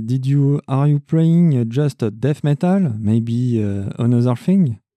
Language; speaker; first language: English; non-native, learner; French